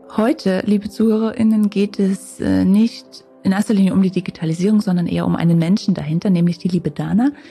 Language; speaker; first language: German; native; German